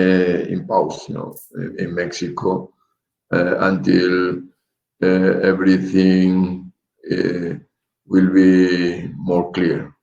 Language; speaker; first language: English; non-native, learner; Spanish